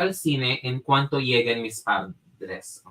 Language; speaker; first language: Spanish; non-native, fluent; Filipino